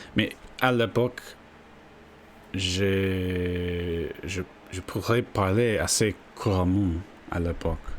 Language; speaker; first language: French; non-native, learner; English